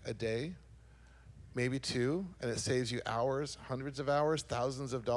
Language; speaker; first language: English; native; English